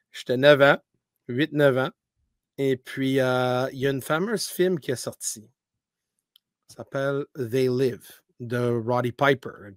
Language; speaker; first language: French; native; French